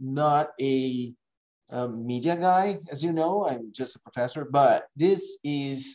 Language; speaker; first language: English; non-native, fluent; Portuguese